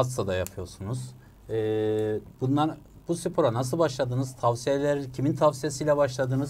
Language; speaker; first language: Turkish; native; Turkish